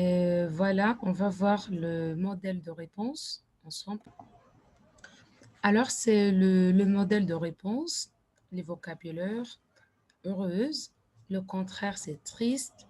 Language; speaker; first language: French; non-native, fluent; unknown